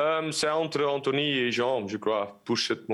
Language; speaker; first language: French; non-native, local second language; Dutch